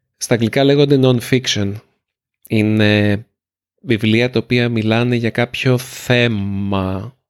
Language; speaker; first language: Greek; native; Greek